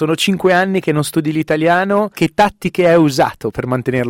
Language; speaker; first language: Italian; native; Italian